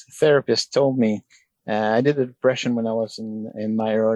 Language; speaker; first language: English; native; English